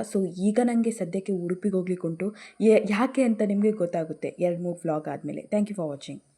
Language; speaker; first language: Kannada; non-native, local second language; Marathi